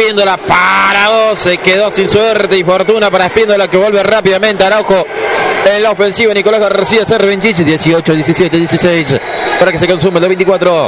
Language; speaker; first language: Spanish; native; Spanish